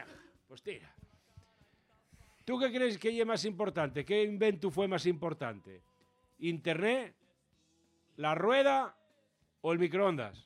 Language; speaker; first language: Spanish; native; Spanish